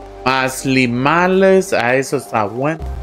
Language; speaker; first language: Spanish; non-native, learner; English